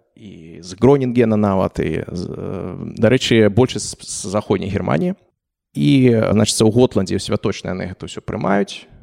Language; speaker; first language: Belarusian; non-native, local second language; Russian